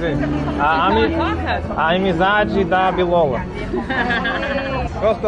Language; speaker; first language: Portuguese; non-native, learner; English